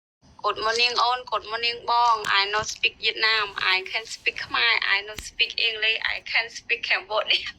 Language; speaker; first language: English; non-native, learner; Khmer